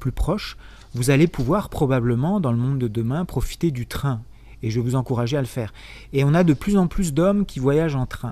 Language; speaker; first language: French; native; French